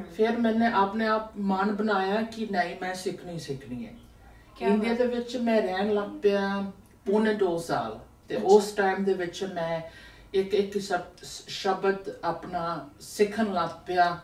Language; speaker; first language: Punjabi; non-native, learner; Samoan